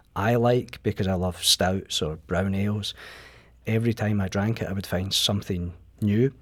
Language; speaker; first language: English; native; English